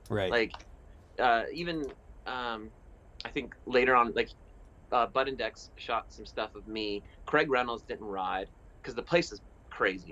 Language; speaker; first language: English; native; English